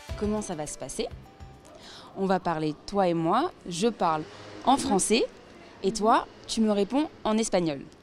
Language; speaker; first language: French; native; French